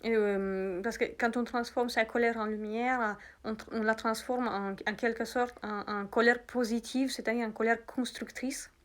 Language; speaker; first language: French; native; French